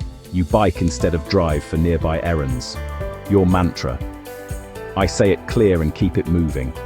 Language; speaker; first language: English; native; English